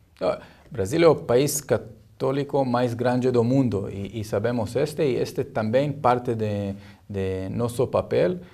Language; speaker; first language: Portuguese; non-native, learner; Hebrew